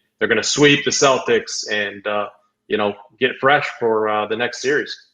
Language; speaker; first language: English; native; English